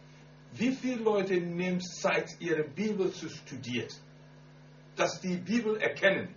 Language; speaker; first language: German; non-native, learner; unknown